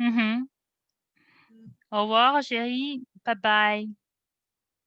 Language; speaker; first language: French; non-native, fluent; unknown